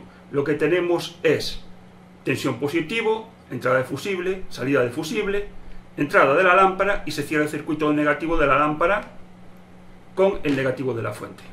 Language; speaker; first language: Spanish; native; Spanish